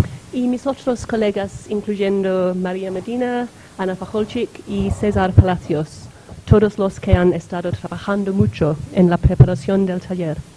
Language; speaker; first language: Spanish; non-native, fluent; English